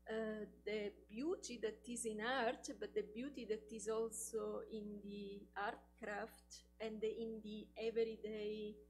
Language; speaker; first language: English; non-native, fluent; Italian